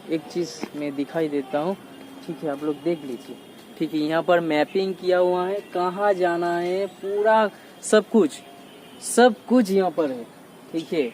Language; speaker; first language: Hindi; non-native, local second language; Bangla